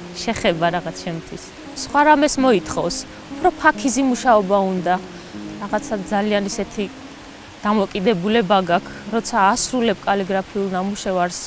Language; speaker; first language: Georgian; non-native, local second language; Svan